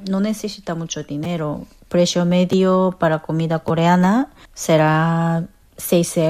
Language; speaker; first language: Spanish; non-native, fluent; Korean